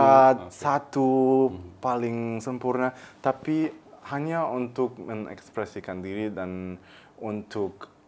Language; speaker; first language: Indonesian; early bilingual, heritage; German